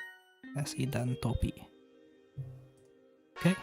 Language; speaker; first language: Indonesian; non-native, learner; English